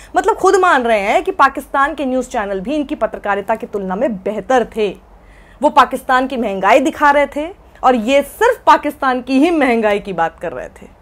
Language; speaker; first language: Hindi; native; Hindi